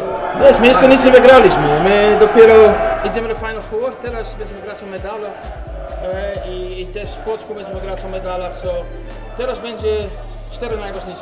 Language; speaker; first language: Polish; non-native, learner; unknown